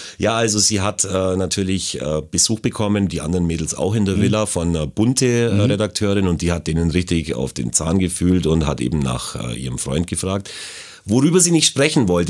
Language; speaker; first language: German; native; German